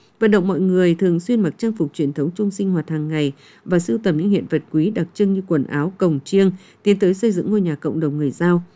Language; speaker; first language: Vietnamese; native; Vietnamese